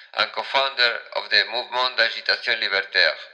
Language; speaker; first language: English; non-native, fluent; Spanish